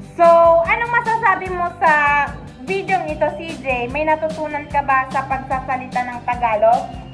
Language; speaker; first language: Filipino; native; Filipino